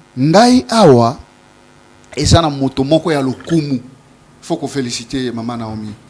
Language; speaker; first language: Lingala; native; Lingala